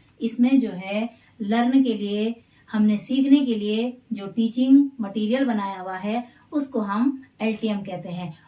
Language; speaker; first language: Hindi; non-native, local second language; Garhwali